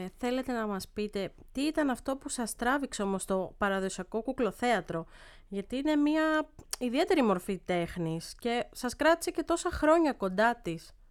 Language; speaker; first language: Greek; native; Greek